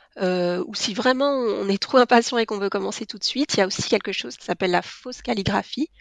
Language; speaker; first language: French; native; French